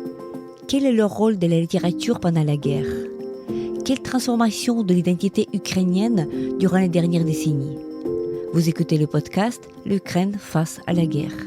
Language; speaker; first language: French; non-native, fluent; Ukrainian